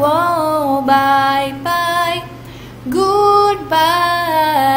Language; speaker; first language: English; non-native, fluent; Spanish